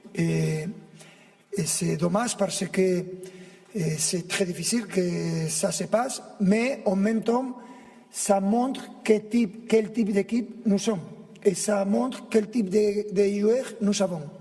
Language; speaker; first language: French; non-native, fluent; Spanish